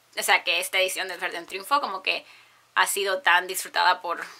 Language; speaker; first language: Spanish; early bilingual, heritage; Spanish